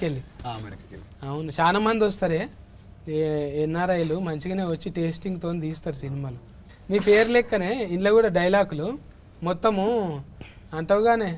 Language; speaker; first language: Telugu; native; Telugu